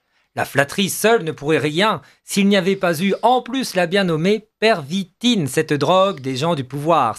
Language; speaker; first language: French; native; French